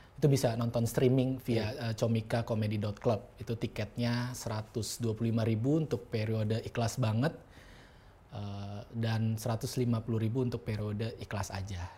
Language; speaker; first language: Indonesian; native; Indonesian